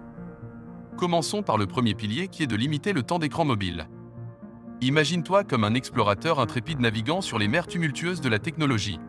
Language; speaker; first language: French; native; French